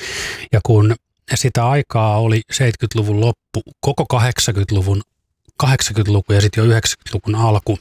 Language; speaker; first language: Finnish; native; Finnish